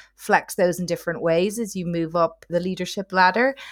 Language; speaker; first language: English; native; English